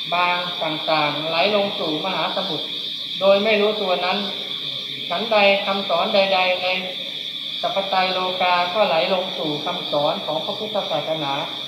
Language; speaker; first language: Thai; native; Thai